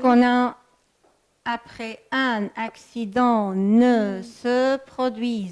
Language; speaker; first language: French; non-native, fluent; Arabic